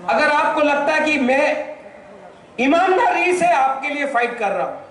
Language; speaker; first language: Hindi; non-native, local second language; Bangla